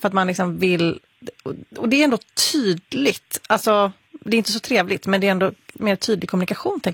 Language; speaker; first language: Swedish; native; Swedish